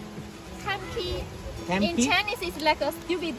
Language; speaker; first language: English; non-native, learner; Chinese